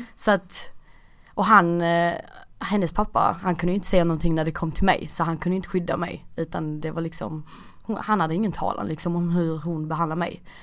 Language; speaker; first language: Swedish; early bilingual, other home language; Portuguese